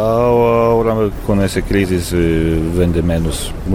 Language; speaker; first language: Spanish; non-native, learner; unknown